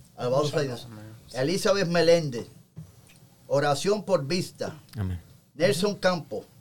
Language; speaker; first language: Spanish; native; Spanish